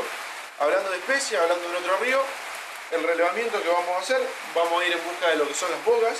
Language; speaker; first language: Spanish; native; Spanish